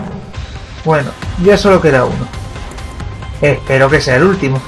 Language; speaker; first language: Spanish; native; Spanish